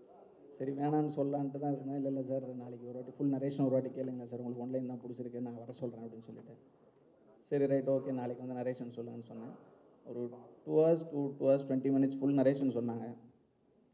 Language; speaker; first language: Tamil; native; Tamil